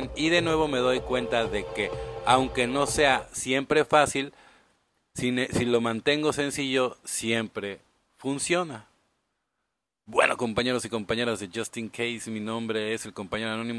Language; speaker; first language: Spanish; native; Spanish